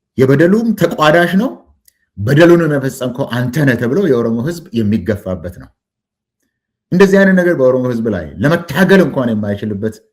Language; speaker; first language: Amharic; non-native, local second language; Oromo